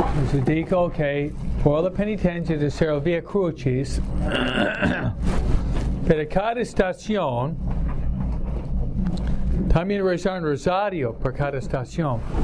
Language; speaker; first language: Spanish; non-native, fluent; English